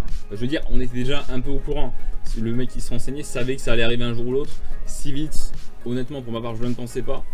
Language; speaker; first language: French; native; French